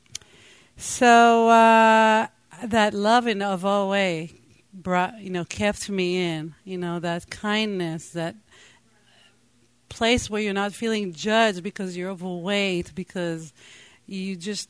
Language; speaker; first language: English; non-native, fluent; Hebrew